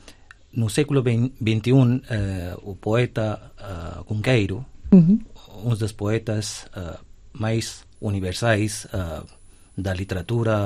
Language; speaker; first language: Galician; non-native, fluent; Hindi